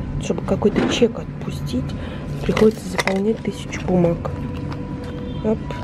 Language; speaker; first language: Russian; native; Russian